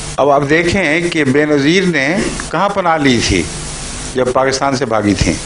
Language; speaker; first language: Urdu; native; Urdu